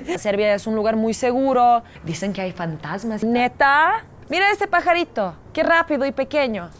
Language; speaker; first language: Spanish; non-native, fluent; Serbian